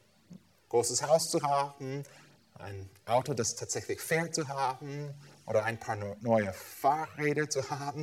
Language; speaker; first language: German; non-native, fluent; English